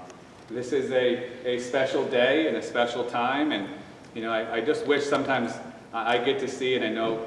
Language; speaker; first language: English; native; English